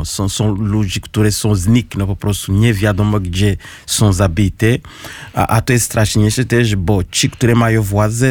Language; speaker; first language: Polish; non-native, learner; Kinyarwanda